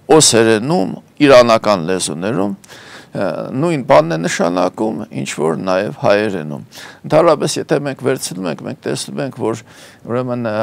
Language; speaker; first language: Armenian; native; Armenian